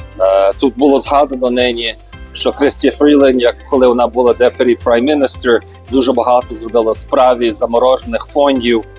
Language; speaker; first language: Ukrainian; early bilingual, heritage; Ukrainian